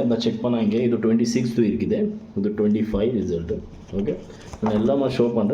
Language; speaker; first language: Tamil; non-native, learner; Kannada